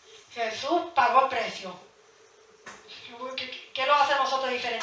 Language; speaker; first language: Spanish; early bilingual, heritage; Spanish